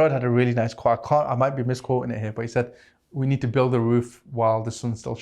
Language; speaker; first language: English; native; English